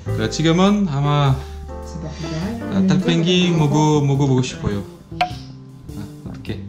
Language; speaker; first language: Korean; non-native, learner; French